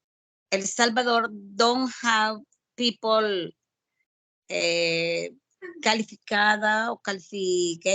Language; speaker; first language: English; non-native, learner; Spanish